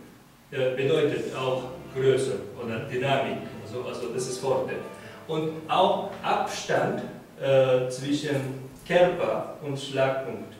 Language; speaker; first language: German; non-native, fluent; Japanese